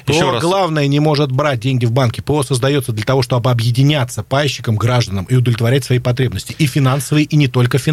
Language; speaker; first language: Russian; native; Russian